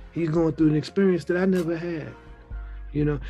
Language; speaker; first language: English; native; English